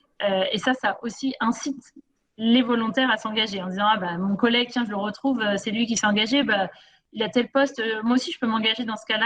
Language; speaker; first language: French; native; French